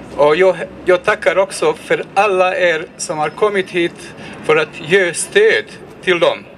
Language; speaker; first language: Swedish; non-native, fluent; Bosnian